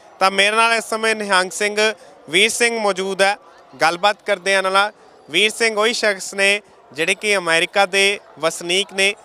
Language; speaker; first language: Punjabi; native; Punjabi